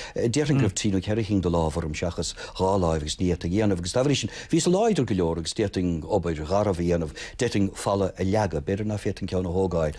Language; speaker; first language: Irish; non-native, local second language; English